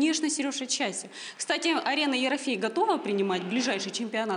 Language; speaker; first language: Russian; native; Russian